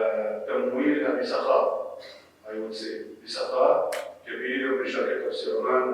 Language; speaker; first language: Arabic; native; Arabic